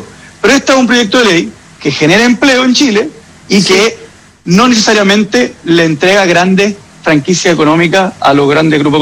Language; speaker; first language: Spanish; native; Spanish